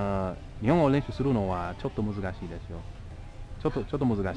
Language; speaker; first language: Japanese; non-native, learner; English